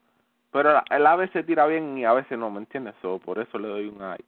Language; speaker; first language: Spanish; early bilingual, heritage; Spanish